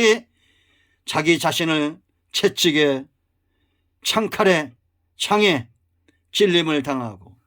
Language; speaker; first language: Korean; native; Korean